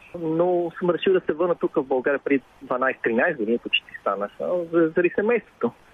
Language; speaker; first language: Bulgarian; early bilingual, heritage; Bulgarian